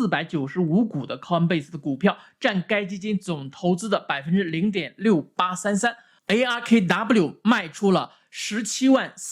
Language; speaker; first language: Chinese; native; Chinese